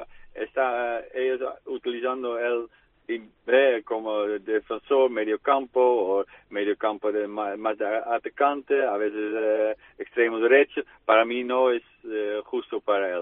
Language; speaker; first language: Spanish; non-native, fluent; Dutch